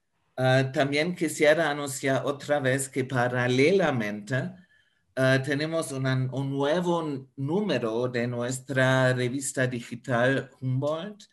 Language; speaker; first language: Spanish; non-native, fluent; German